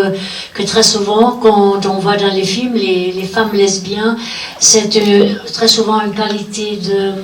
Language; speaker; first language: French; non-native, fluent; German